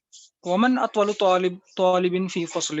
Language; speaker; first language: Arabic; non-native, learner; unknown